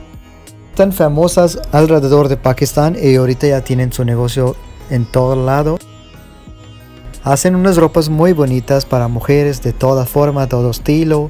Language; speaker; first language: Spanish; non-native, fluent; Urdu